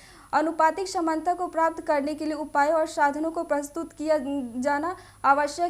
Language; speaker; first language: Hindi; native; Hindi